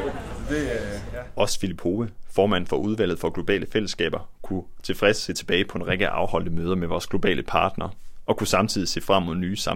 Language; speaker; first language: Danish; native; Danish